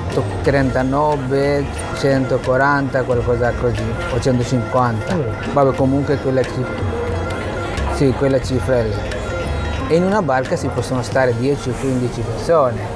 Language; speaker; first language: Italian; non-native, learner; Bangla